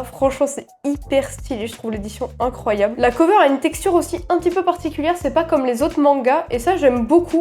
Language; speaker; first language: French; native; French